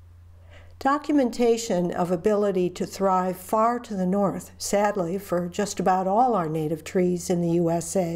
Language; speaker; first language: English; native; English